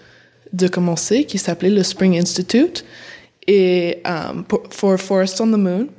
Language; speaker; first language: French; early bilingual, heritage; English